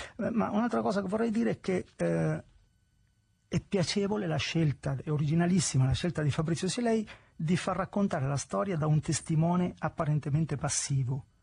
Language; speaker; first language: Italian; native; Italian